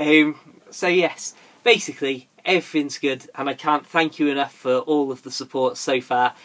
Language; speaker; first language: English; native; English